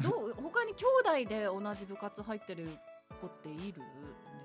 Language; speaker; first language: Japanese; native; Japanese